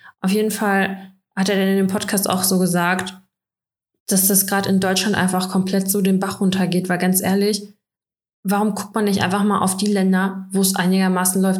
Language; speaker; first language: German; early bilingual, other home language; Russian